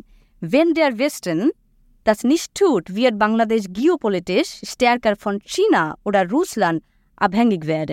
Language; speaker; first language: German; non-native, fluent; Bangla